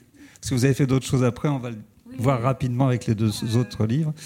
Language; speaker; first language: French; native; French